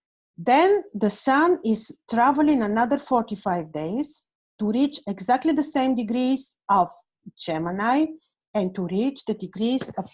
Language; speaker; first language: English; non-native, fluent; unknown